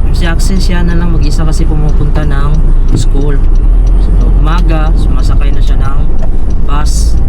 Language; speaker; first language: Filipino; non-native, local second language; Cebuano